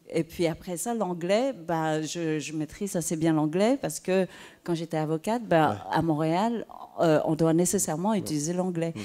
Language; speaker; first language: French; early bilingual, other home language; Vietnamese